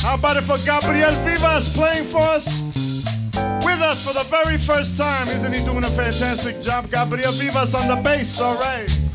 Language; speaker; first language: English; native; English